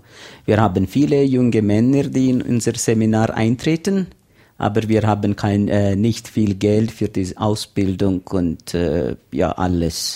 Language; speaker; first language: German; non-native, learner; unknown